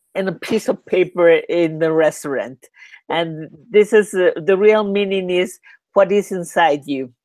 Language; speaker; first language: English; non-native, learner; Spanish